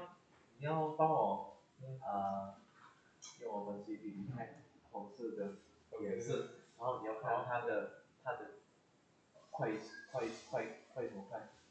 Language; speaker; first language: Chinese; non-native, learner; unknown